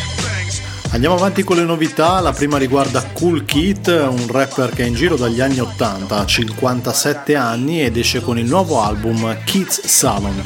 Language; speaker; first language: Italian; native; Italian